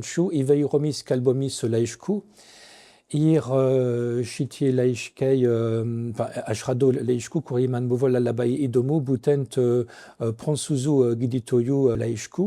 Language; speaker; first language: Lithuanian; non-native, fluent; French